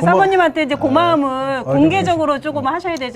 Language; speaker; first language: Korean; native; Korean